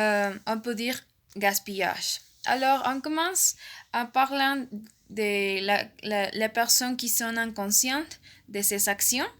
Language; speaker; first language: French; non-native, learner; Spanish